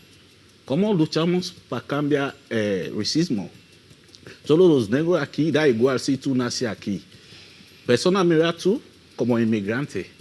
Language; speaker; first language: Spanish; non-native, learner; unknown